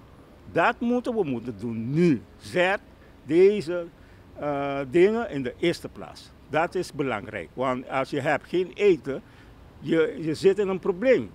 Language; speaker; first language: Dutch; non-native, local second language; Papiamento